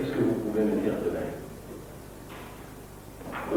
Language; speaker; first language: French; non-native, local second language; Arabic